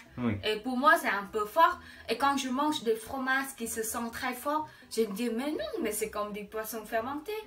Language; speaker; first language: French; non-native, learner; Khmer